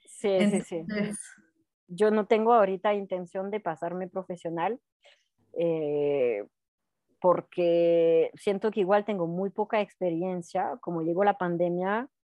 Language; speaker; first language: Spanish; non-native, fluent; French